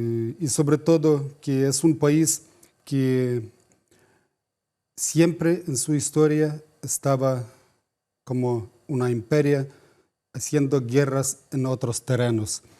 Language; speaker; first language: Spanish; non-native, fluent; Ukrainian